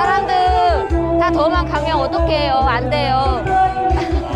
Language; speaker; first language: Korean; non-native, learner; Vietnamese